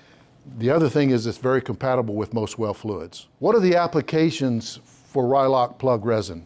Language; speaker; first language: English; native; English